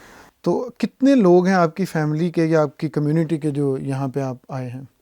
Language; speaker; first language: Urdu; native; Urdu